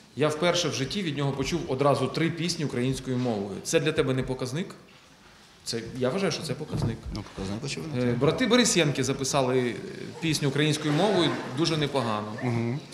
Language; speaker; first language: Ukrainian; native; Ukrainian